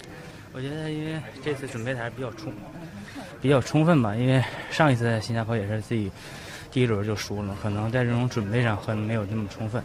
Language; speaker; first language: Chinese; native; Chinese